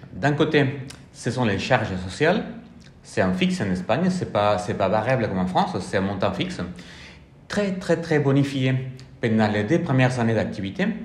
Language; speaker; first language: French; non-native, fluent; Spanish